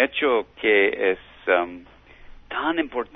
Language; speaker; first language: Spanish; non-native, learner; English